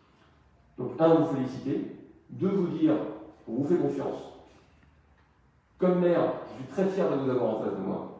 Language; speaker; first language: French; native; French